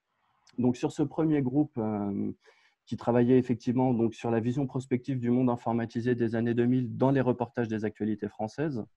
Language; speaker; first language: French; native; French